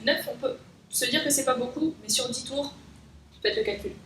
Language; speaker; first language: French; native; French